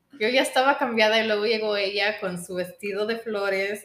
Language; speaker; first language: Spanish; early bilingual, heritage; English